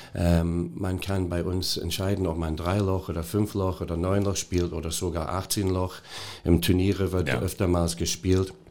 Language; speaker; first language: German; non-native, fluent; English